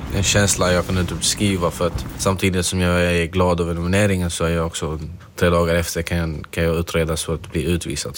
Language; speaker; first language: Swedish; non-native, fluent; Arabic